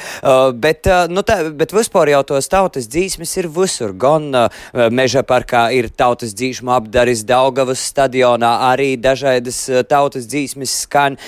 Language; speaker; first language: Latvian; native; Latvian